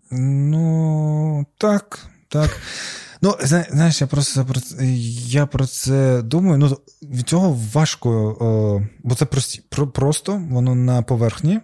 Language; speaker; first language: Ukrainian; non-native, local second language; Russian